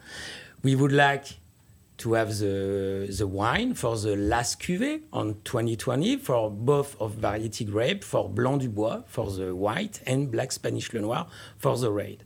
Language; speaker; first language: English; non-native, learner; French